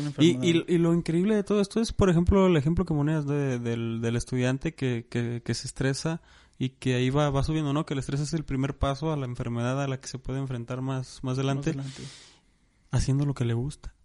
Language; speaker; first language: Spanish; native; Spanish